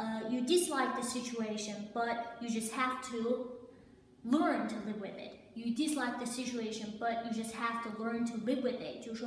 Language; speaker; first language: English; non-native, fluent; Chinese